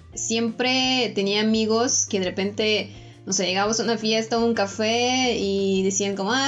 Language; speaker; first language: Spanish; non-native, fluent; Russian